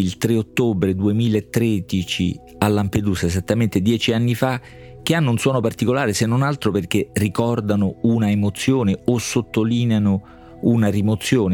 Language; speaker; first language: Italian; native; Italian